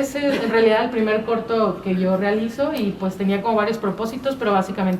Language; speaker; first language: Spanish; native; Spanish